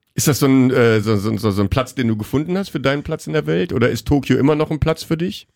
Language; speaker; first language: German; native; German